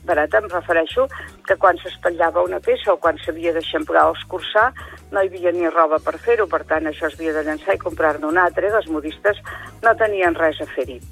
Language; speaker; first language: Catalan; native; Catalan